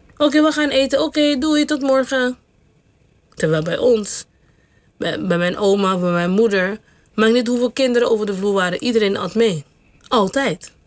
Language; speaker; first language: Dutch; non-native, local second language; English